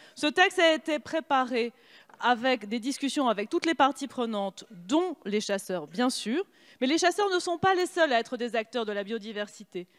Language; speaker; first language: French; native; French